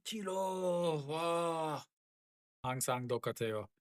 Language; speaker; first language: Korean; non-native, learner; English